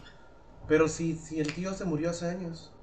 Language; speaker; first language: Spanish; native; Spanish